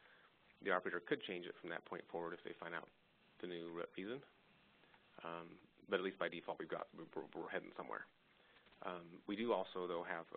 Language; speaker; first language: English; native; English